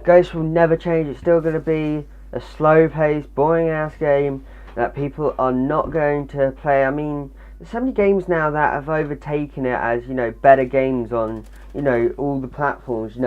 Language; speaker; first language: English; native; English